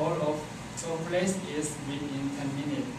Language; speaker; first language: English; non-native, learner; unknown